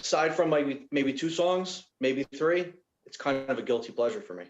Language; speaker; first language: English; native; English